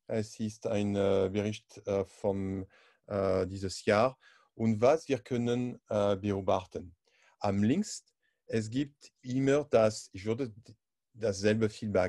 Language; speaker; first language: German; non-native, learner; French